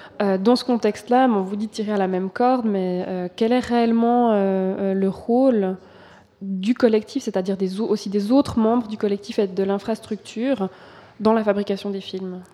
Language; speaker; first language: French; native; French